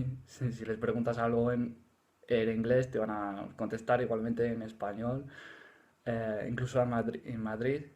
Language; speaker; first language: Spanish; non-native, fluent; English